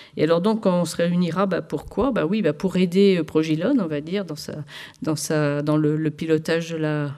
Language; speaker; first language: French; native; French